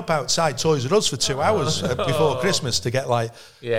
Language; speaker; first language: English; native; English